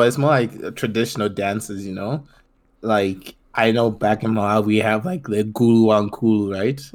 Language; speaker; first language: English; non-native, local second language; Nyanja